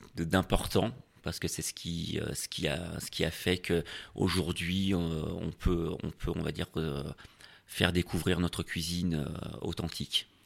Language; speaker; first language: French; native; French